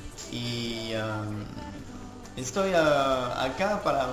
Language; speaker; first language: Spanish; non-native, fluent; French